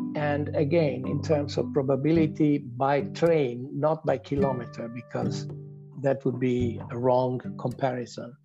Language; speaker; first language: English; non-native, fluent; Italian